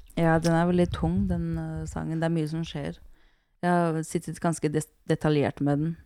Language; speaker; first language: Norwegian; early bilingual, other home language; Kurdish